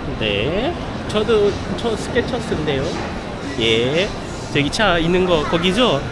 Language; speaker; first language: Korean; non-native, fluent; Malay